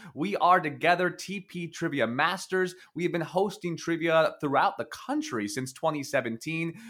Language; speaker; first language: English; native; English